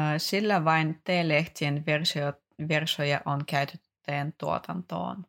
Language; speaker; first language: Finnish; non-native, fluent; Russian